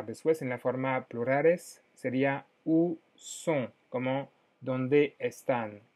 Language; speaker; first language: Spanish; non-native, fluent; French